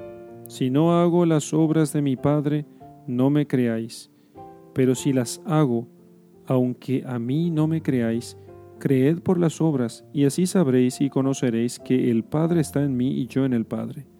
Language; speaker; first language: Spanish; native; Spanish